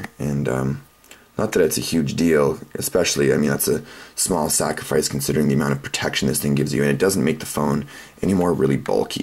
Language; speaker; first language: English; native; English